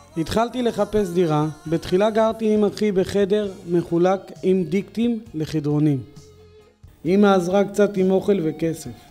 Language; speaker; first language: Hebrew; native; Hebrew